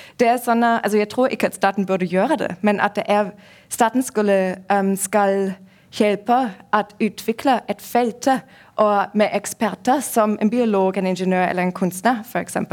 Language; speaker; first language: Norwegian; non-native, fluent; German